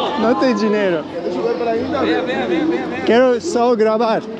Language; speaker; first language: Portuguese; non-native, learner; Turkish